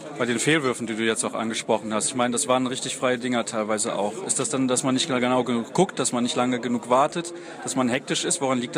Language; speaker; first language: German; native; German